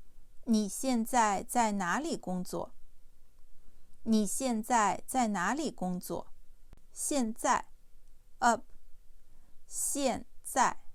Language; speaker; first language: Chinese; non-native, fluent; Urdu